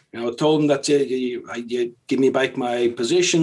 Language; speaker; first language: English; native; English